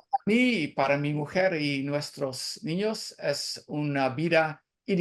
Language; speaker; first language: Spanish; non-native, learner; Dutch